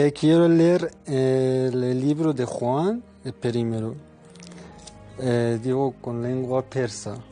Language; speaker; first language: Spanish; non-native, learner; Persian